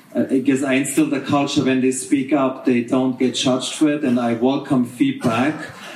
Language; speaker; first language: English; non-native, fluent; German